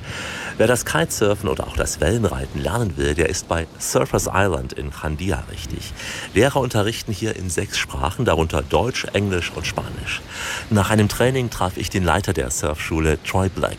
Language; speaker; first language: German; native; German